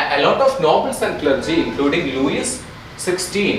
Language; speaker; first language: English; non-native, local second language; Malayalam